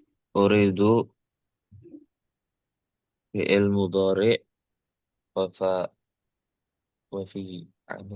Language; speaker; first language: Arabic; non-native, learner; Indonesian